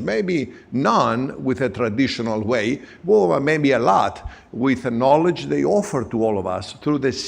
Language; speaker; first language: English; non-native, fluent; Greek